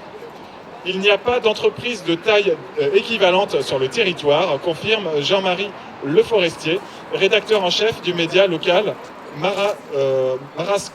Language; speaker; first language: French; native; French